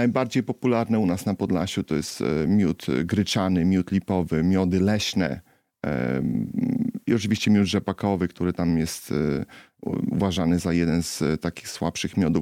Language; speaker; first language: Polish; native; Polish